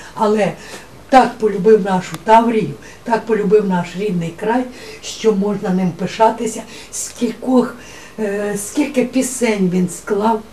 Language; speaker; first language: Ukrainian; native; Ukrainian